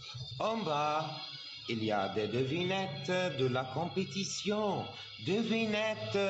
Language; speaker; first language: French; non-native, learner; Arabic